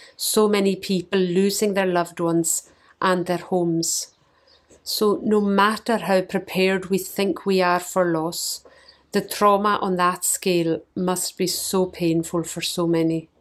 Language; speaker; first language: English; native; English